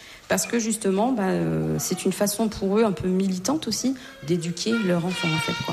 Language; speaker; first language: French; native; French